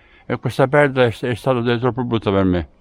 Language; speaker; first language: Italian; native; Italian